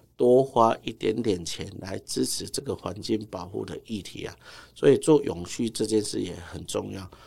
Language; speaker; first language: Chinese; native; Chinese